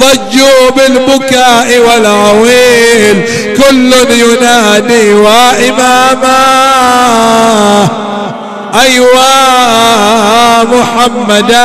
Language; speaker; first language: Arabic; native; Arabic